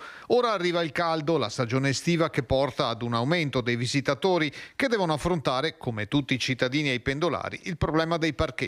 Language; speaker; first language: Italian; native; Italian